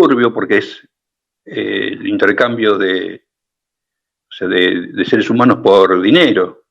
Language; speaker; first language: Spanish; native; Spanish